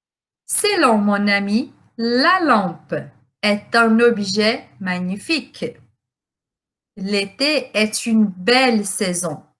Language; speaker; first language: French; non-native, fluent; Portuguese